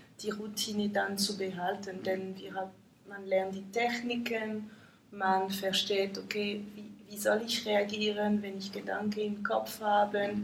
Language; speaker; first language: German; non-native, fluent; French